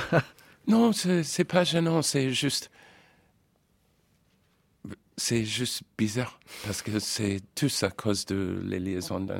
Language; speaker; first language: French; non-native, fluent; English